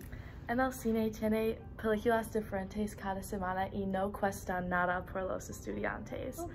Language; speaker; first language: Spanish; non-native, learner; English